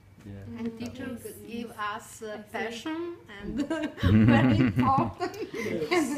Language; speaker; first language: English; non-native, learner; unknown